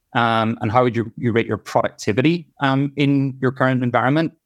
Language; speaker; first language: English; native; English